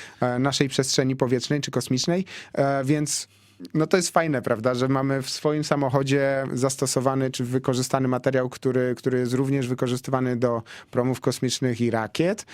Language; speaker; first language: Polish; native; Polish